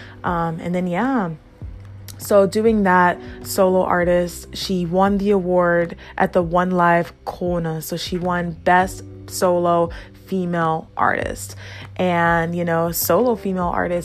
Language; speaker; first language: English; native; English